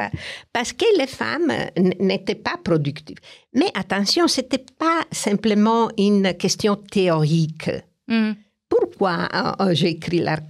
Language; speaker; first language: French; non-native, fluent; Italian